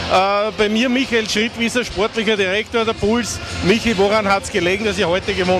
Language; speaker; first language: German; native; German